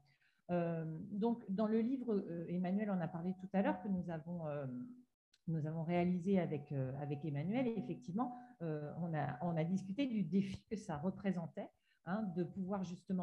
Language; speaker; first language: French; native; French